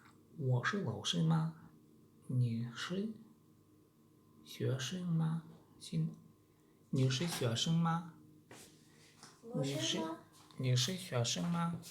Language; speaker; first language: Chinese; non-native, learner; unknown